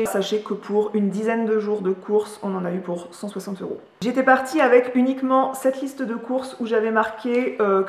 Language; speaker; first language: French; native; French